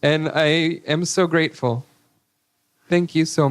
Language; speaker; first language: English; native; English